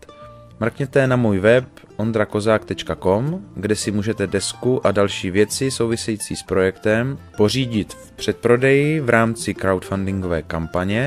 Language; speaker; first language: Czech; native; Czech